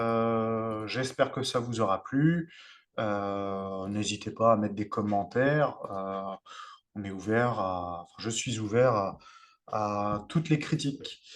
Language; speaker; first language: French; native; French